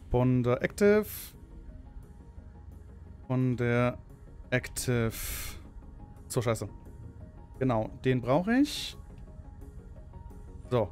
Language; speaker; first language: German; native; German